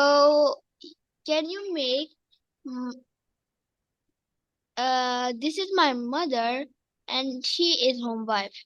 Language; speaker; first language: English; non-native, local second language; Urdu